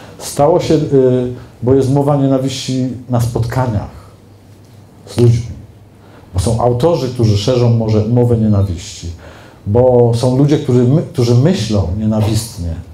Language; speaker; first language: Polish; native; Polish